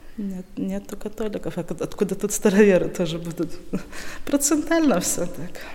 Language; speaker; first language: Russian; native; Russian